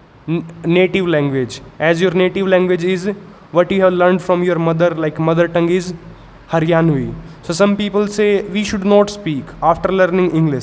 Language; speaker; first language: English; non-native, local second language; Hindi